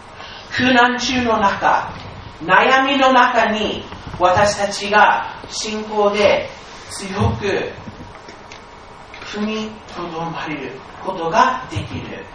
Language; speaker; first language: Japanese; non-native, fluent; English